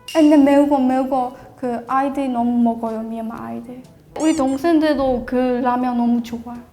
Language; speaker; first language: Korean; non-native, fluent; Burmese